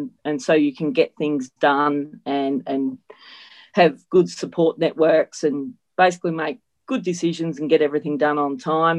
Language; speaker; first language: English; native; English